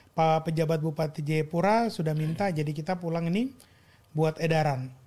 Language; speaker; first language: Indonesian; native; Indonesian